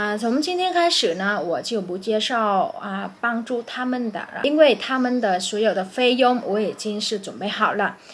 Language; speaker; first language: Chinese; non-native, fluent; Vietnamese